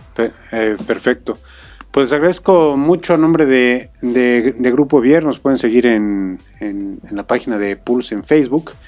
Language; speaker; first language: Spanish; native; Spanish